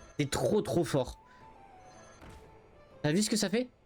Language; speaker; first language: French; native; French